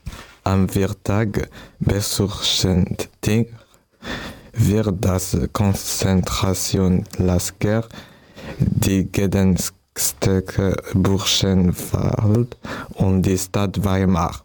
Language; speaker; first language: German; non-native, learner; French